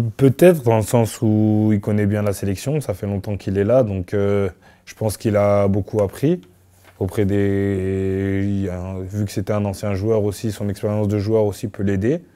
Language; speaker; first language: French; native; French